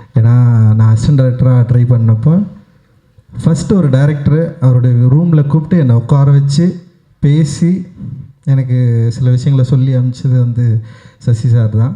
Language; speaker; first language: Tamil; native; Tamil